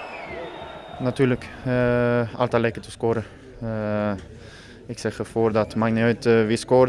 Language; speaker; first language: Dutch; non-native, learner; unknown